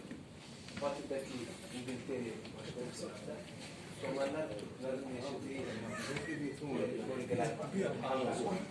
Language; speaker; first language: Turkish; non-native, fluent; Somali